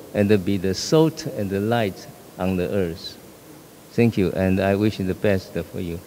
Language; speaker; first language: English; non-native, fluent; Chinese